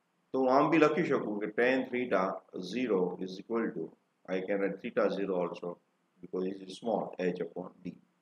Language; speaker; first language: English; non-native, local second language; Gujarati